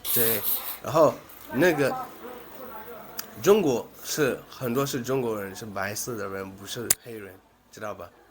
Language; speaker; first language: Chinese; non-native, learner; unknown